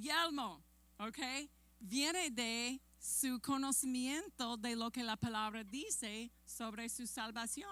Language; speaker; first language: Spanish; non-native, fluent; English